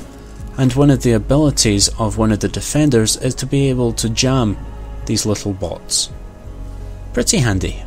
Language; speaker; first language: English; native; English